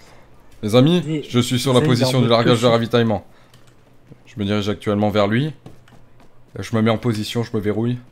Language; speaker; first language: French; native; French